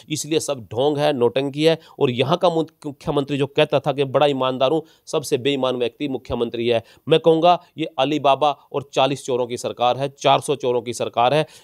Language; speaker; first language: Hindi; native; Hindi